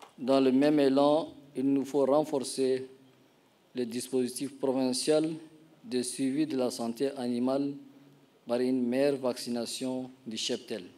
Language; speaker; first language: French; non-native, local second language; Arabic